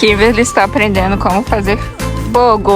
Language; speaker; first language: Portuguese; native; Portuguese